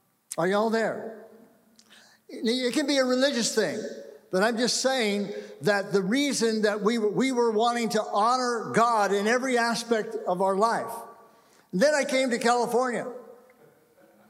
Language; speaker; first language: English; native; English